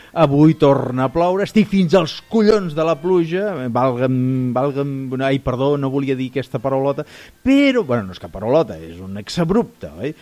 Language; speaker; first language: Catalan; native; Catalan